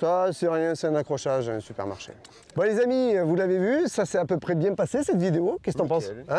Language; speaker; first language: French; native; French